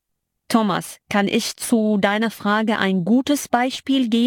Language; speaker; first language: German; non-native, fluent; Arabic